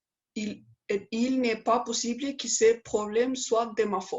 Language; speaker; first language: French; non-native, learner; Spanish